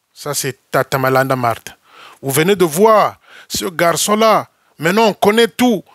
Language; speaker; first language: French; non-native, local second language; Lingala